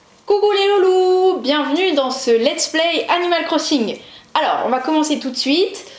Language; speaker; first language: French; native; French